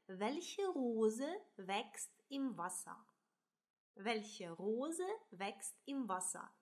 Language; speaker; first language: German; non-native, fluent; Russian